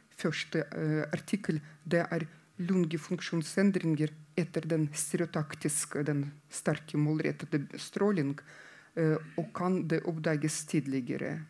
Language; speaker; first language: Norwegian; non-native, fluent; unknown